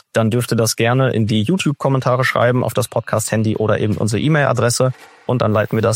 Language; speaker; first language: German; native; German